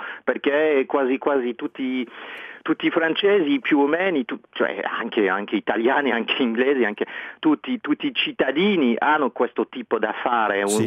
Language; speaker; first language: Italian; non-native, fluent; French